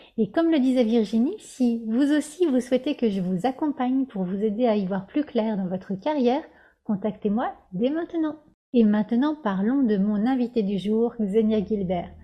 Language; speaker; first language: French; native; French